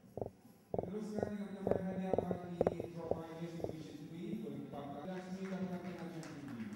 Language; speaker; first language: Malay; native; Malay